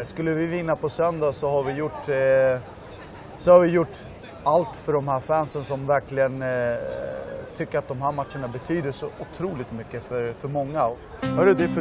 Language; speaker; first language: Swedish; native; Swedish